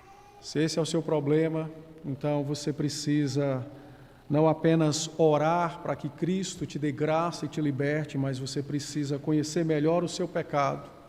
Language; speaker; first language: Portuguese; native; Portuguese